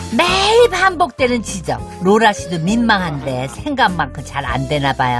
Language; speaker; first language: Korean; native; Korean